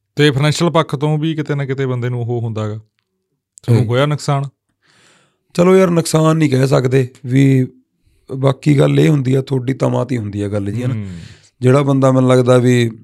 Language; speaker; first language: Punjabi; native; Punjabi